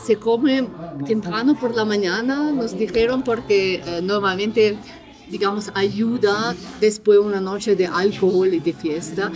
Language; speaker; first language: Spanish; non-native, fluent; German